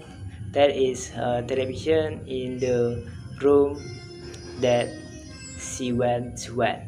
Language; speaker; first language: English; non-native, learner; Indonesian